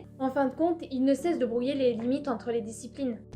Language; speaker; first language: French; native; French